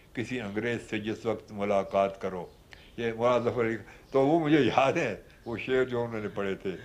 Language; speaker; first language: Urdu; native; Urdu